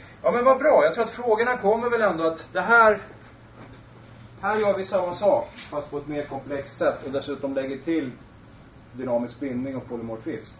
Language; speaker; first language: Swedish; native; Swedish